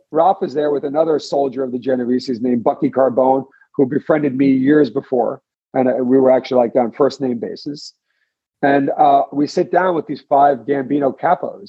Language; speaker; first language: English; native; English